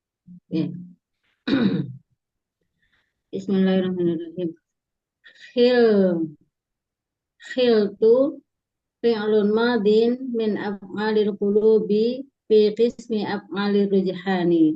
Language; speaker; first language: Arabic; non-native, learner; Indonesian